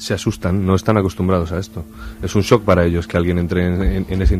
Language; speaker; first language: Spanish; native; Spanish